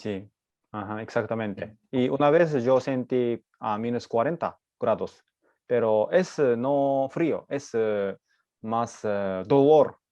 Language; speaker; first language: Spanish; non-native, learner; Japanese